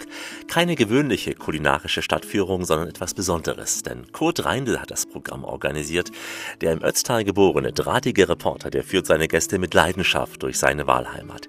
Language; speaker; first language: German; native; German